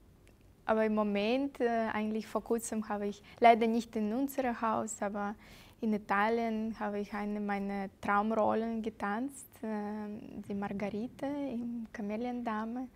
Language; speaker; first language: German; non-native, fluent; Russian